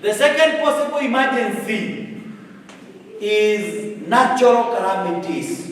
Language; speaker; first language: English; non-native, local second language; Swahili